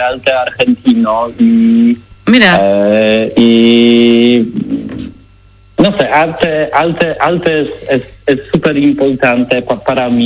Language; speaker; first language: Spanish; non-native, learner; Polish